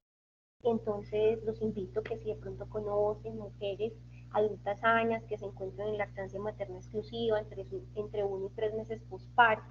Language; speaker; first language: Spanish; native; Spanish